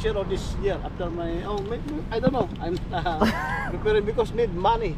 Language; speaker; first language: English; non-native, learner; Filipino